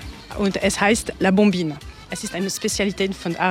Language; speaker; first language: German; non-native, learner; French